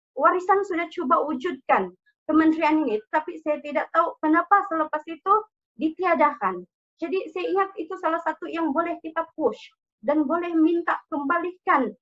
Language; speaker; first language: Malay; non-native, local second language; Central Dusun